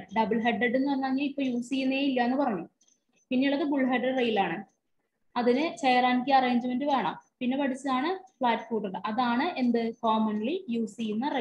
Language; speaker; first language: Malayalam; native; Malayalam